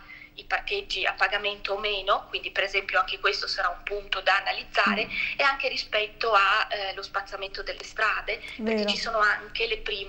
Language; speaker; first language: Italian; native; Italian